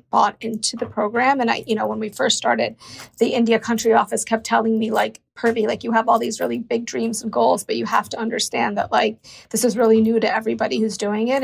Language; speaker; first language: English; native; English